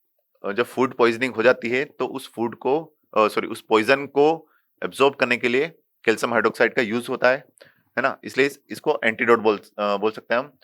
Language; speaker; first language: Hindi; native; Hindi